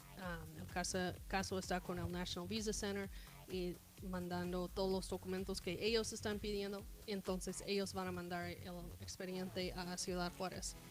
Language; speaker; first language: Spanish; non-native, fluent; English